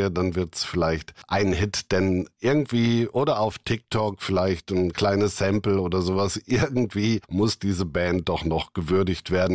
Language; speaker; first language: German; native; German